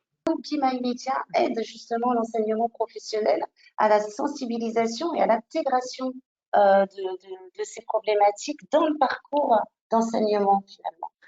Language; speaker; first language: French; native; French